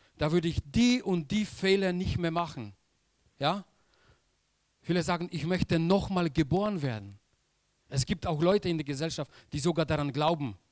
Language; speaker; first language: German; non-native, fluent; Polish